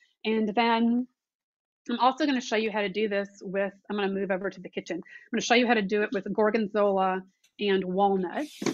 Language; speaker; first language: English; native; English